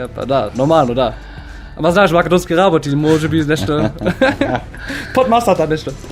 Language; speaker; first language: Macedonian; non-native, learner; German